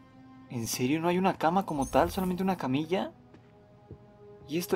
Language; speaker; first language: Spanish; native; Spanish